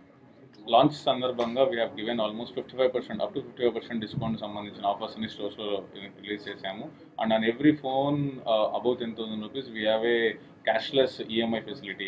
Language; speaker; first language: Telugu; native; Telugu